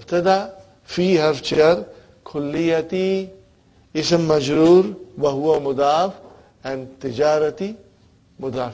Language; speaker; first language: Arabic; non-native, fluent; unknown